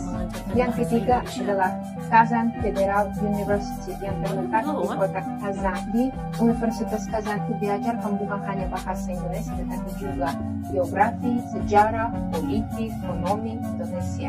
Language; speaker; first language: Indonesian; non-native, fluent; Russian